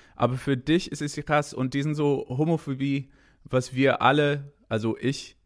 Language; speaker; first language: German; non-native, fluent; English